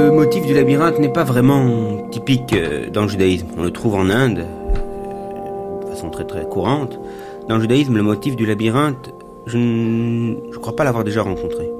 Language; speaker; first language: French; native; French